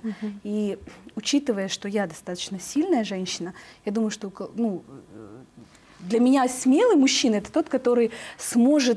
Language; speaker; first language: Russian; native; Russian